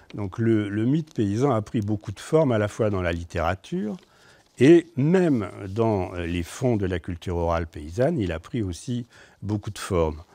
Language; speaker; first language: French; native; French